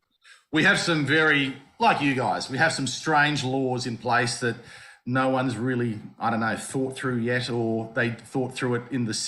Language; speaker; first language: English; native; English